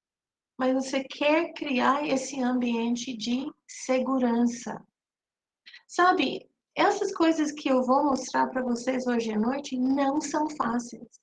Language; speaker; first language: Portuguese; non-native, fluent; English